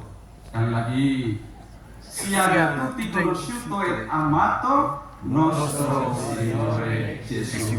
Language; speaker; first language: Italian; non-native, learner; Indonesian